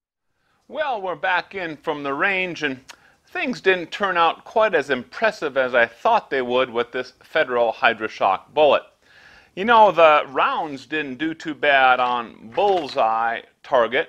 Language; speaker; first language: English; native; English